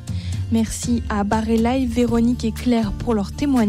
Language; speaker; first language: French; native; French